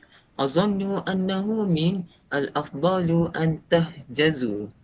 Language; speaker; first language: Arabic; non-native, learner; Malay